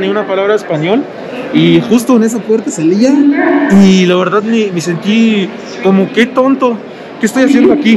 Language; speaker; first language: Spanish; non-native, fluent; Arabic